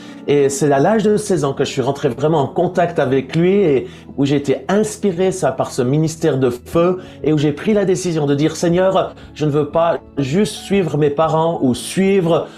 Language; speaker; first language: French; native; French